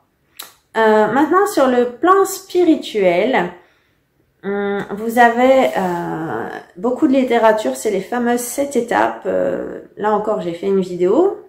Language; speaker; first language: French; native; French